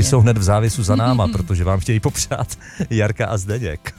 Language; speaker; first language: Czech; native; Czech